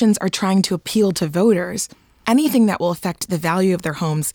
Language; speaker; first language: English; native; English